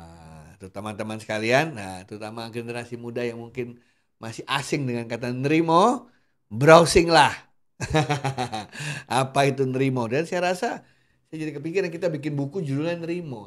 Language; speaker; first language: Indonesian; non-native, local second language; Javanese